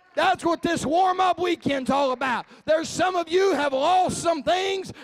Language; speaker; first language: English; native; English